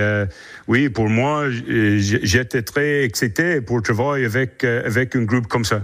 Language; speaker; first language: French; non-native, learner; English